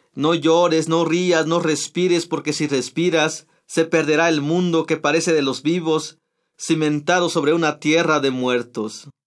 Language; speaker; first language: Spanish; non-native, local second language; Nahuatl languages